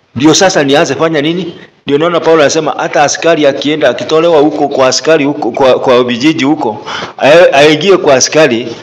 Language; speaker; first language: Swahili; non-native, local second language; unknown